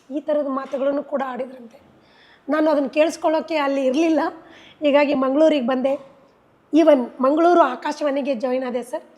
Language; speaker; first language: Kannada; native; Kannada